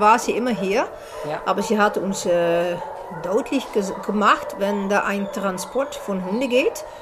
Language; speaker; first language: German; non-native, learner; Dutch